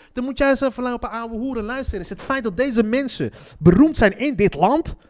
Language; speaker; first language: Dutch; early bilingual, other home language; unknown